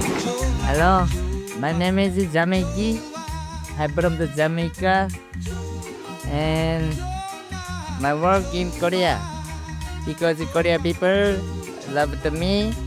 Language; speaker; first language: English; non-native, learner; Korean